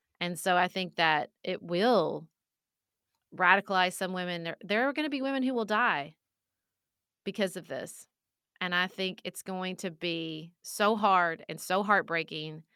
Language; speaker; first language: English; native; English